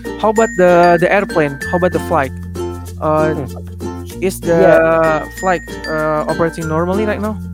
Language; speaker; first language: English; non-native, learner; Indonesian